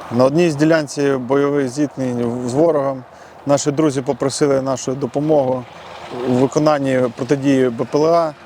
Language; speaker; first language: Ukrainian; non-native, local second language; Russian